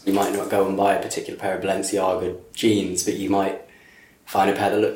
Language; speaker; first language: English; native; English